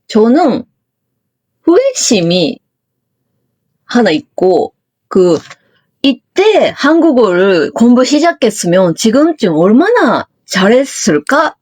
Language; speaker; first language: Korean; non-native, fluent; Japanese